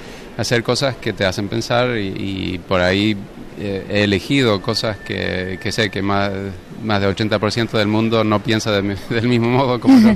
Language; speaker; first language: Spanish; non-native, fluent; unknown